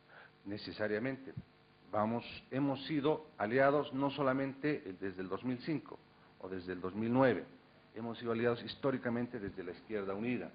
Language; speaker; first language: Spanish; native; Spanish